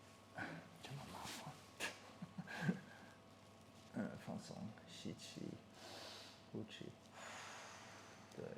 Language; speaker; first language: Chinese; non-native, fluent; English